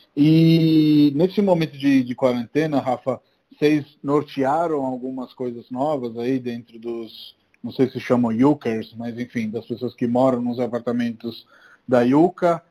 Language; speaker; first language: Portuguese; non-native, fluent; Italian